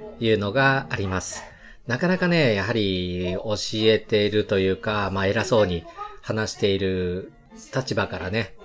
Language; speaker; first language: Japanese; native; Japanese